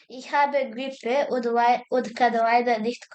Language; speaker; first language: German; non-native, learner; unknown